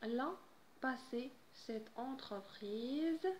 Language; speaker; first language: French; non-native, local second language; Arabic